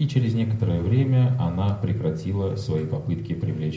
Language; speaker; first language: Russian; native; Russian